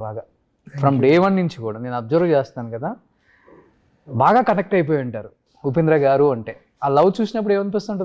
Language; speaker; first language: Telugu; native; Telugu